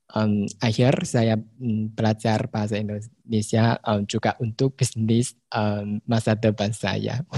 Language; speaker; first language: Indonesian; non-native, learner; Chinese